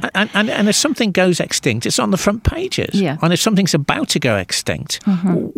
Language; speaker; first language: English; native; English